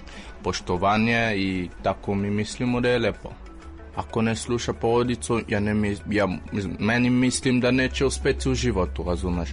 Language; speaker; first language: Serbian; non-native, fluent; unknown